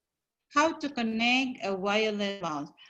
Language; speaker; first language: English; non-native, fluent; Indonesian